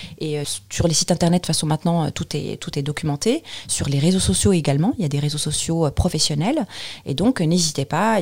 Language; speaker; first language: French; non-native, local second language; Arabic